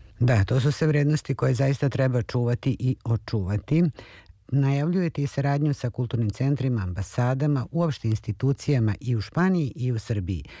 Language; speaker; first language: Serbian; native; Serbian